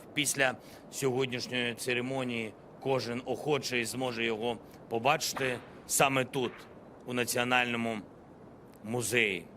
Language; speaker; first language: Ukrainian; non-native, local second language; Russian